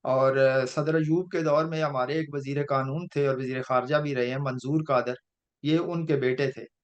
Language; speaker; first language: Urdu; non-native, local second language; Pahari-Potwari